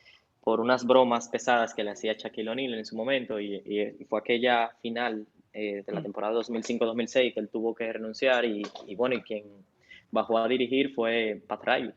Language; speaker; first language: Spanish; native; Spanish